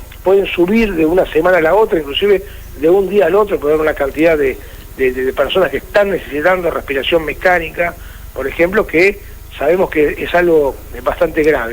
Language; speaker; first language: Spanish; native; Spanish